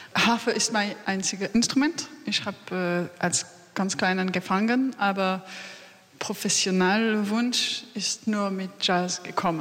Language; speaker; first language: German; non-native, learner; French